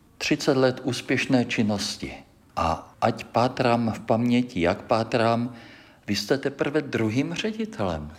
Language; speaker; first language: Czech; native; Czech